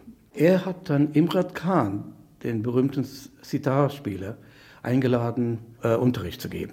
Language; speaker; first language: German; non-native, fluent; English